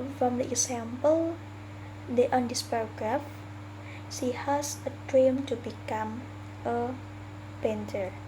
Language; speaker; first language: English; non-native, learner; Indonesian